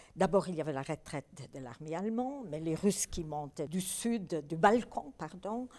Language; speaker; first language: French; early bilingual, other home language; Polish